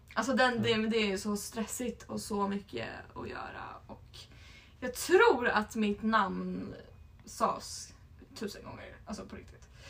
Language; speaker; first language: Swedish; native; Swedish